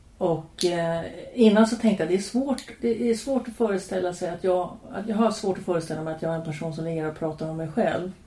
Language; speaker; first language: Swedish; native; Swedish